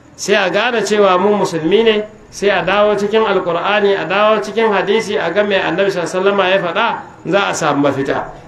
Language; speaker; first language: Hausa; native; Hausa